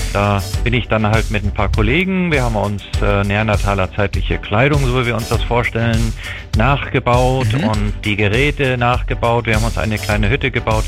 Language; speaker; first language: German; native; German